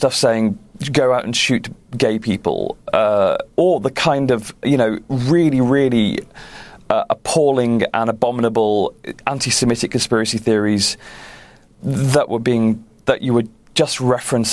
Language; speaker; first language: English; native; English